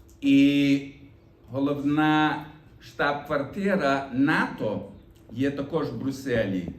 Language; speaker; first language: Ukrainian; early bilingual, heritage; Ukrainian